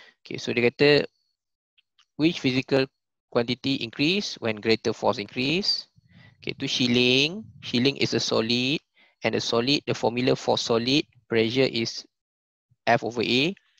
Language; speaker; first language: English; non-native, local second language; Malay